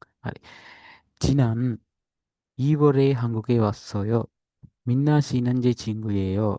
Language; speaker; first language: Korean; non-native, fluent; Sinhala